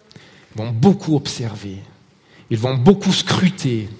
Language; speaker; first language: French; native; French